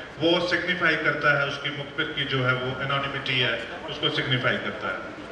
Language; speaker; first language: Hindi; non-native, local second language; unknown